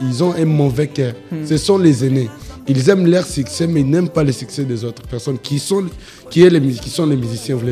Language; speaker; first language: French; non-native, local second language; Lingala